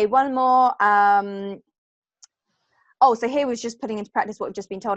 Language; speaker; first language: English; native; English